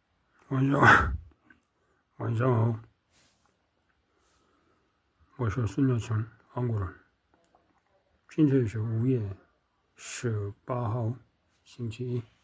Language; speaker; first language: Chinese; non-native, learner; Korean